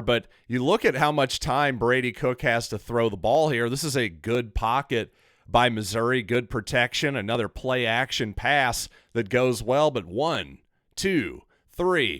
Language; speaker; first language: English; native; English